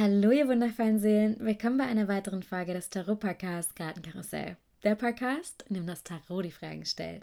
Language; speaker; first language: German; native; German